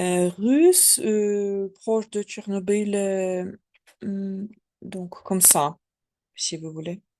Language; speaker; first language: French; non-native, learner; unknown